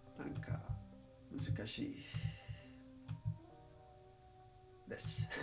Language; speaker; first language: Japanese; non-native, learner; English